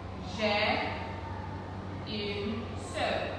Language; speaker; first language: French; non-native, learner; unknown